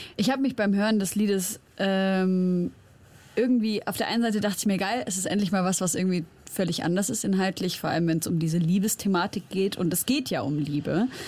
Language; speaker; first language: German; early bilingual, other home language; Arabic